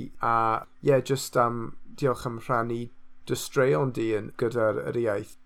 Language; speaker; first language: Welsh; non-native, local second language; English